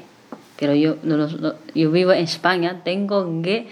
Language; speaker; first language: Spanish; non-native, learner; Chinese